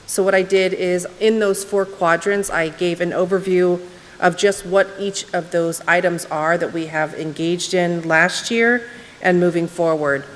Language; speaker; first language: English; native; English